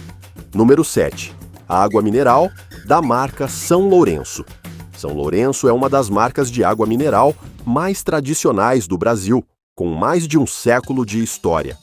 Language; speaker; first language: Portuguese; native; Portuguese